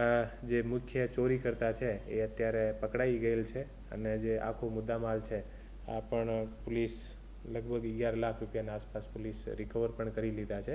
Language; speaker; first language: Gujarati; non-native, fluent; Hindi